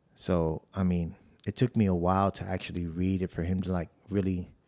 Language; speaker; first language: English; native; English